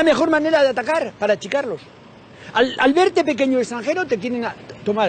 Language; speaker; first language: Spanish; native; Spanish